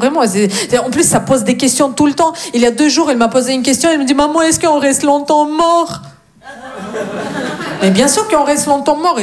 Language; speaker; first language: French; non-native, fluent; Russian